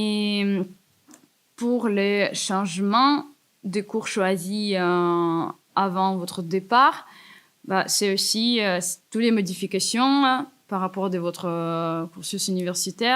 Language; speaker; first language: French; non-native, fluent; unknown